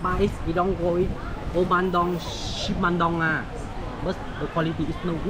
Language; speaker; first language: English; non-native, learner; Vietnamese